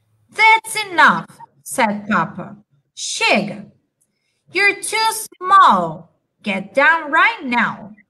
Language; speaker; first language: English; non-native, fluent; Portuguese